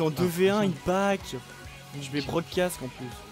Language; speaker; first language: French; native; French